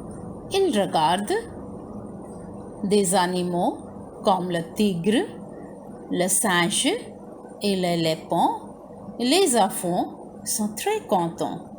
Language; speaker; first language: French; non-native, fluent; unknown